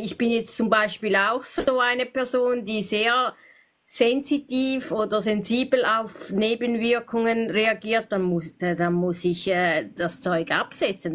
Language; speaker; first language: German; native; German